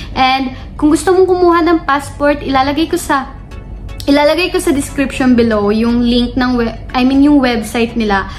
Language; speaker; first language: Filipino; non-native, local second language; Bikol